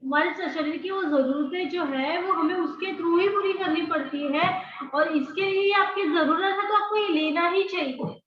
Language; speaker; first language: Hindi; non-native, local second language; Marathi